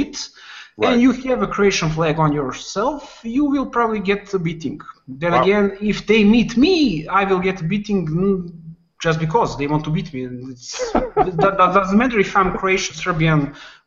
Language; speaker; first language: English; non-native, fluent; Serbian